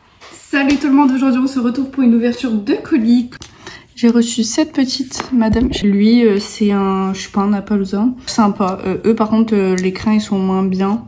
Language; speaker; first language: French; native; French